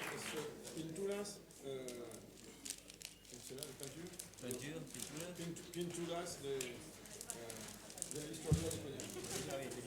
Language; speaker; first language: Spanish; non-native, learner; French